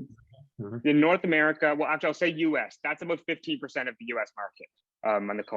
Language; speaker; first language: English; native; English